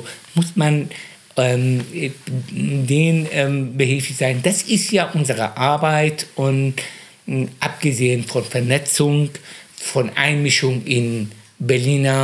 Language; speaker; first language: German; non-native, fluent; Persian